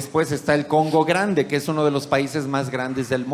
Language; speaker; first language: Spanish; native; Spanish